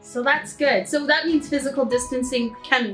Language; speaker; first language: English; native; English